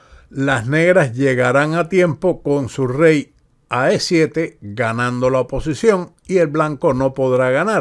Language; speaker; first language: Spanish; native; Spanish